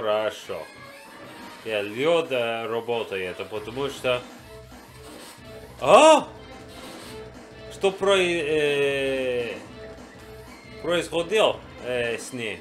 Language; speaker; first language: Russian; non-native, learner; English